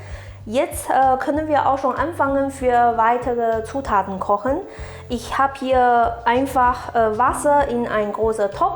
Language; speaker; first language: German; non-native, fluent; Chinese